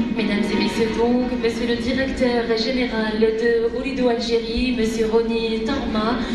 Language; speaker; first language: French; non-native, local second language; Arabic